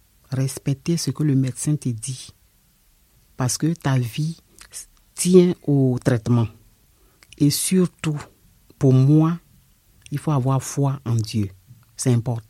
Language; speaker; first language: French; non-native, local second language; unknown